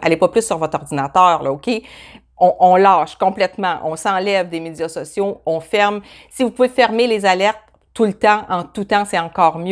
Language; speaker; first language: French; native; French